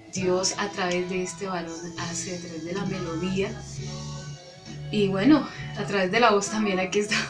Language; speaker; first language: Spanish; native; Spanish